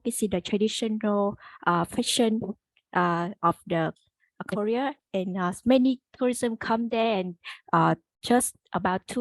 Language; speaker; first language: English; non-native, learner; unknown